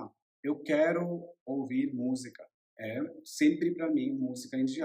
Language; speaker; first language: Portuguese; non-native, learner; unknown